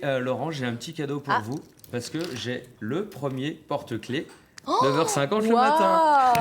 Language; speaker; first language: French; native; French